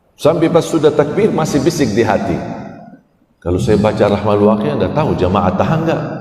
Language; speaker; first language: Malay; non-native, fluent; Arabic